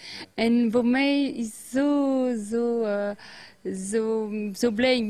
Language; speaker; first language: Dutch; non-native, learner; French